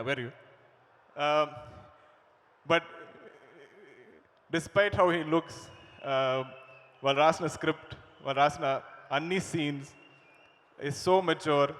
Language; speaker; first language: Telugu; non-native, learner; Malayalam